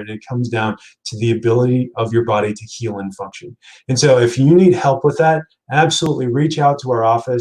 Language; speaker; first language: English; native; English